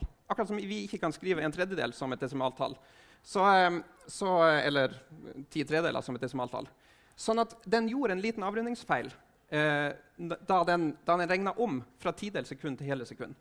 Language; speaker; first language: Norwegian; native; Norwegian